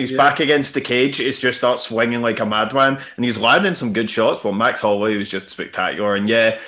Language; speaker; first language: English; native; English